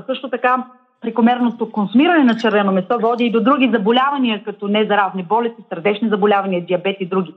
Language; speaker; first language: Bulgarian; native; Bulgarian